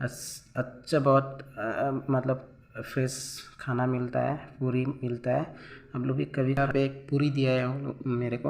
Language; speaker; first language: Hindi; non-native, local second language; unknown